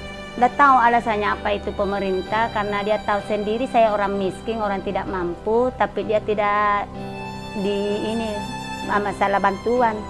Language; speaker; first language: Indonesian; non-native, local second language; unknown